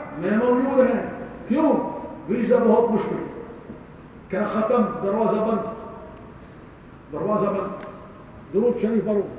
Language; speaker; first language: Urdu; non-native, learner; Arabic